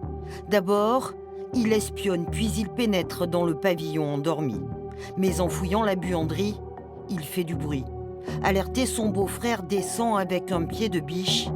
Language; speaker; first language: French; native; French